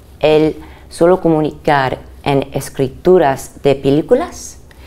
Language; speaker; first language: Spanish; early bilingual, other home language; English